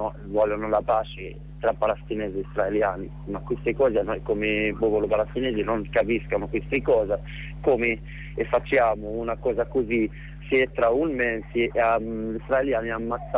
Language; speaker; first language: Italian; non-native, learner; Arabic